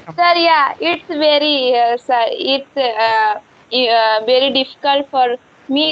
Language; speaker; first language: English; non-native, learner; Hindi